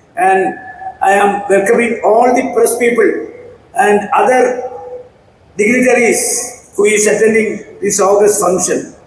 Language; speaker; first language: English; non-native, local second language; Malayalam